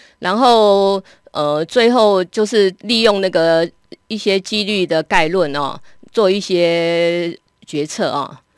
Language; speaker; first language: Chinese; native; Chinese